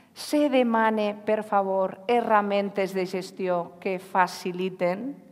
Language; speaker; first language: Spanish; non-native, local second language; Catalan